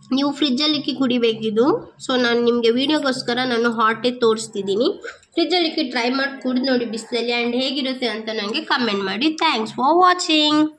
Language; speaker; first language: Kannada; non-native, local second language; Urdu